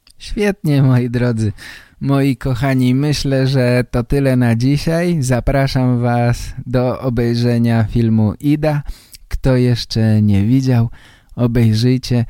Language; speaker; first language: Polish; native; Polish